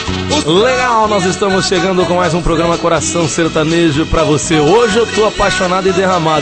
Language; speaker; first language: Portuguese; native; Portuguese